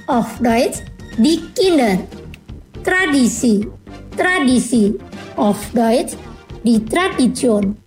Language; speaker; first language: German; non-native, fluent; Indonesian